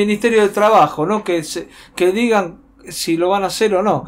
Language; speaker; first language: Spanish; native; Spanish